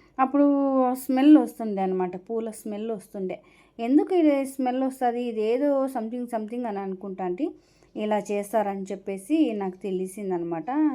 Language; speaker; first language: Telugu; non-native, local second language; Urdu